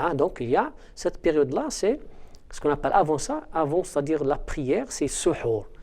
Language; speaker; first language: French; non-native, local second language; Arabic